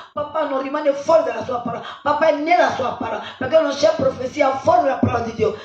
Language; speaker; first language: Italian; non-native, fluent; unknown